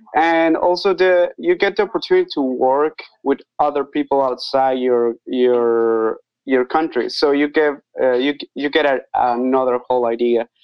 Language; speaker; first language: English; non-native, learner; Spanish